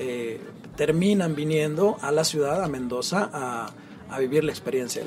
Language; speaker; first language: Spanish; native; Spanish